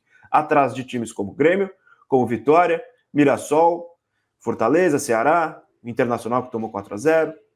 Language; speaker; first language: Portuguese; native; Portuguese